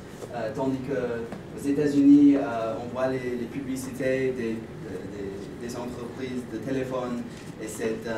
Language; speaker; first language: French; non-native, learner; English